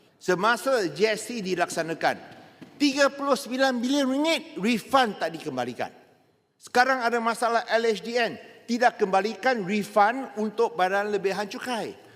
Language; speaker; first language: Malay; non-native, local second language; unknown